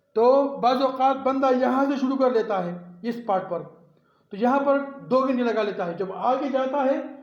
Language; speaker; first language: Urdu; non-native, local second language; Pashto